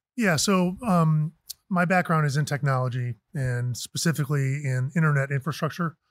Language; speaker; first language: English; native; English